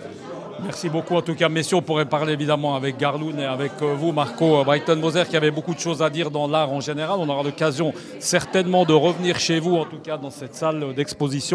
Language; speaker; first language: French; native; French